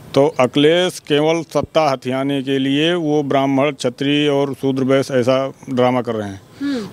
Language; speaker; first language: Hindi; native; Hindi